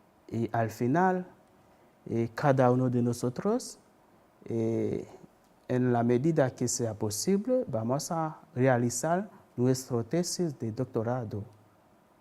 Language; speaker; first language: Spanish; non-native, fluent; Haitian Creole